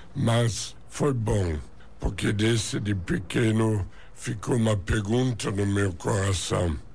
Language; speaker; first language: Portuguese; non-native, fluent; German